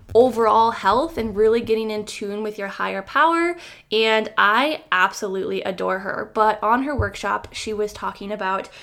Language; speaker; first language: English; native; English